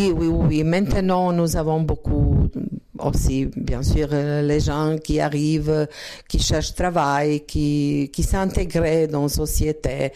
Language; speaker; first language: French; non-native, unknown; Croatian